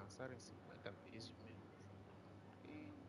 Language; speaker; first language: Portuguese; native; Portuguese